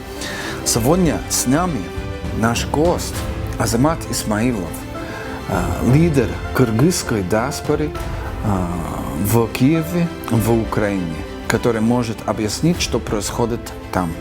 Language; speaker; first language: Russian; non-native, learner; English